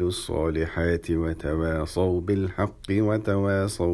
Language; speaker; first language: Arabic; non-native, learner; English